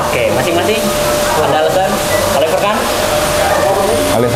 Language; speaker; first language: Indonesian; native; Indonesian